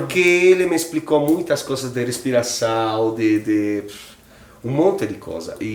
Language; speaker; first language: Portuguese; non-native, fluent; Italian